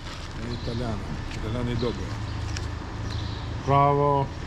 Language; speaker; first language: Italian; non-native, learner; Serbian